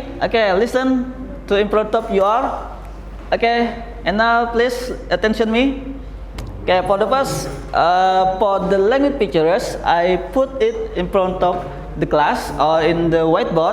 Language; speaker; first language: English; non-native, learner; Indonesian